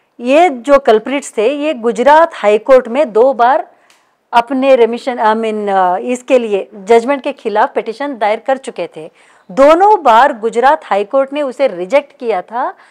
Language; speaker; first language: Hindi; non-native, local second language; Kannada